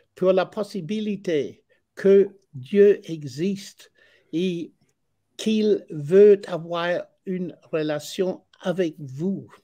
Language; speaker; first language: French; non-native, learner; English